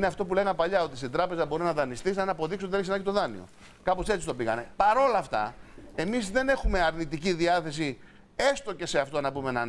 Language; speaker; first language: Greek; native; Greek